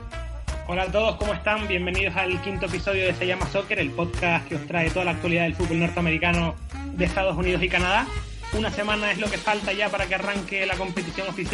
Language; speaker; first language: Spanish; native; Spanish